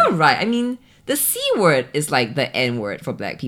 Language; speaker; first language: English; native; English